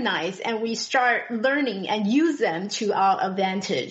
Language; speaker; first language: English; non-native, fluent; Chinese